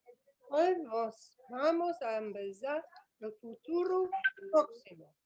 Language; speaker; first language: Spanish; non-native, learner; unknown